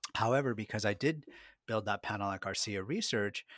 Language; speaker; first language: English; early bilingual, other home language; Spanish